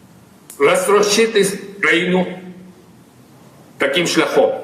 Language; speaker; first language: Ukrainian; non-native, fluent; Georgian